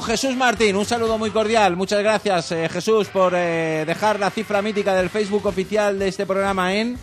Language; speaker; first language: Spanish; native; Spanish